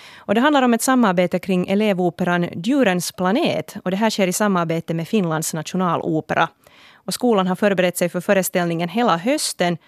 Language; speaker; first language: Swedish; native; Swedish